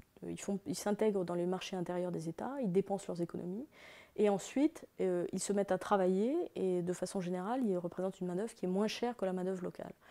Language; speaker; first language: French; native; French